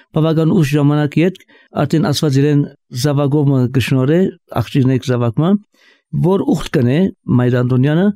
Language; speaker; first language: Armenian; early bilingual, heritage; Armenian